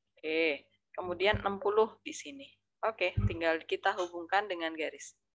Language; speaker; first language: Indonesian; native; Indonesian